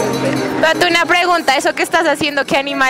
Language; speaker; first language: Spanish; native; Spanish